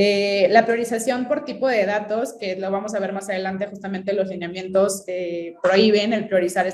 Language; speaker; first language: Spanish; native; Spanish